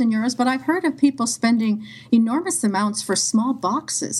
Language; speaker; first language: English; native; English